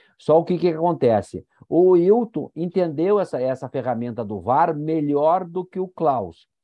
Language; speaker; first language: Portuguese; native; Portuguese